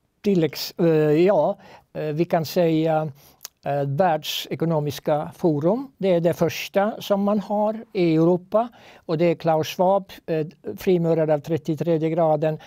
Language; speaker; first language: Swedish; non-native, fluent; Estonian